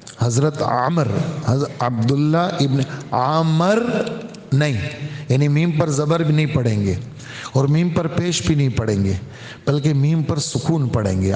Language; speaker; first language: Urdu; native; Urdu